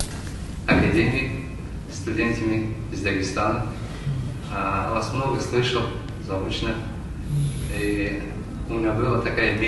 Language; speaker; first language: Russian; non-native, fluent; Uzbek